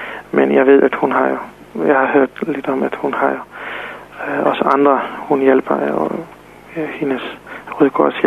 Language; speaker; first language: Danish; non-native, fluent; Serbian